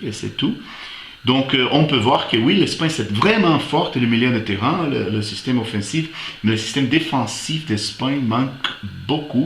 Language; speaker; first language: French; non-native, fluent; Portuguese